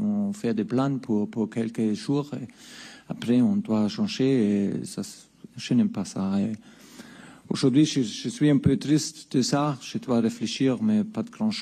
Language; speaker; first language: French; non-native, fluent; German